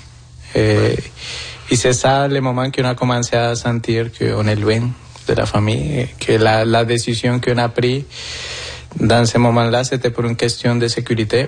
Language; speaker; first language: French; non-native, fluent; Spanish